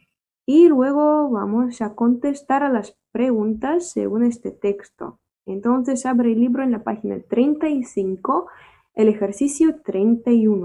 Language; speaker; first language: Spanish; non-native, fluent; Russian